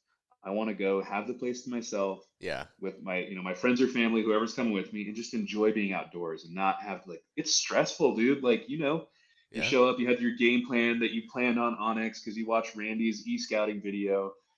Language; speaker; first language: English; native; English